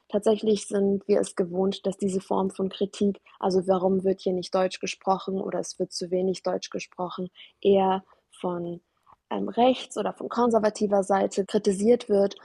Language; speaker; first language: German; early bilingual, other home language; Persian